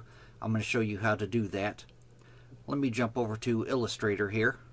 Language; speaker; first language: English; native; English